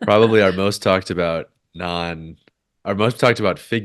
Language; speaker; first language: English; native; English